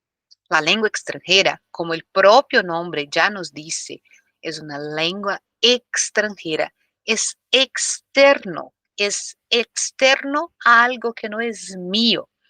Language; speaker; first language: Spanish; non-native, fluent; Portuguese